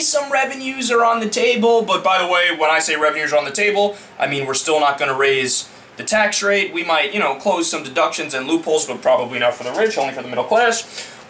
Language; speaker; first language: English; native; English